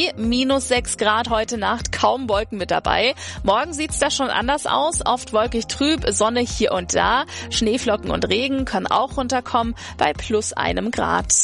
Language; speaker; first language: German; native; German